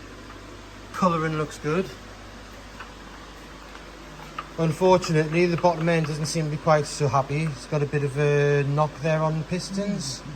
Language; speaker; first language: English; native; English